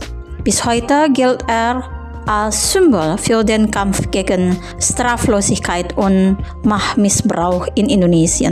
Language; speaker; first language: German; non-native, fluent; Indonesian